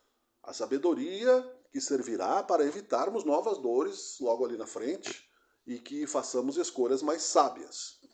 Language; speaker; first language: Portuguese; native; Portuguese